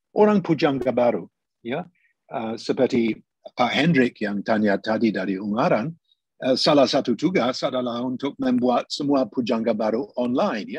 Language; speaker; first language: Indonesian; non-native, fluent; English